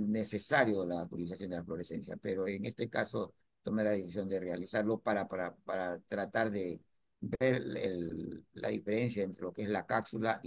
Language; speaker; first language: Spanish; native; Spanish